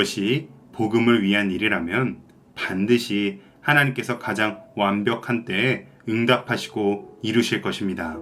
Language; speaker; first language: Korean; native; Korean